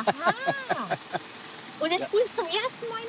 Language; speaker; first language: German; native; German